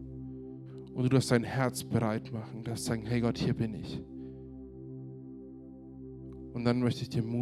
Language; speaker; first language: German; native; German